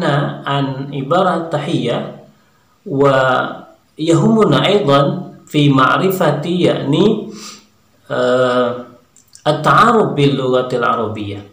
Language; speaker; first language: Arabic; non-native, fluent; Indonesian